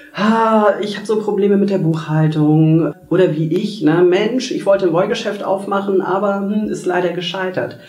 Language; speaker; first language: German; native; German